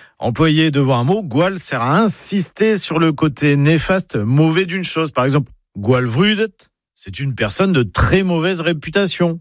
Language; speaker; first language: French; native; French